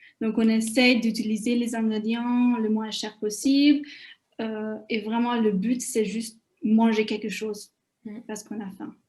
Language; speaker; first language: French; non-native, fluent; Hungarian